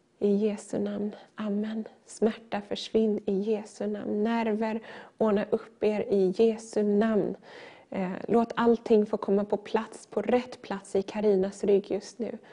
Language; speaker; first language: Swedish; native; Swedish